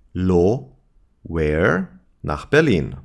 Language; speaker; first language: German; non-native, fluent; English